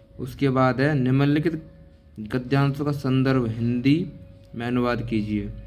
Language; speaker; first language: Hindi; native; Hindi